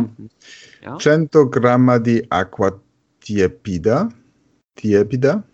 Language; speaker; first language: Italian; non-native, fluent; German